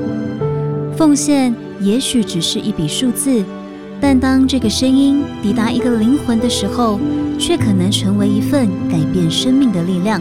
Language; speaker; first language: Chinese; native; Chinese